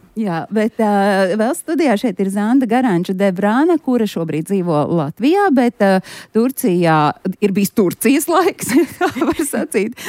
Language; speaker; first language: Latvian; native; Latvian